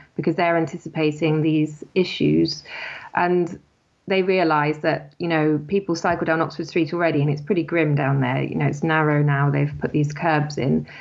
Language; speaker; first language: English; native; English